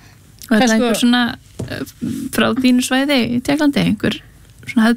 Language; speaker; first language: Icelandic; native; Icelandic